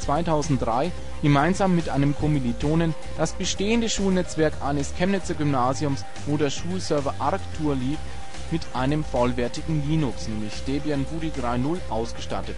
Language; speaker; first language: German; native; German